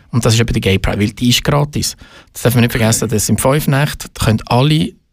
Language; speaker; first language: German; native; German